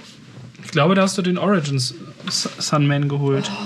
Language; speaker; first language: German; native; German